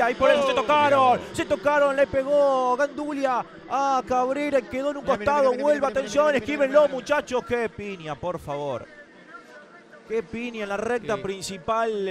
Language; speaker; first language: Spanish; native; Spanish